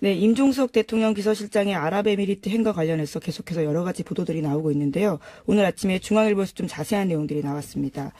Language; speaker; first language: Korean; native; Korean